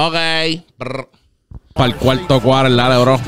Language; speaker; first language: Spanish; native; Spanish